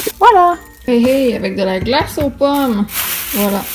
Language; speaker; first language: French; native; French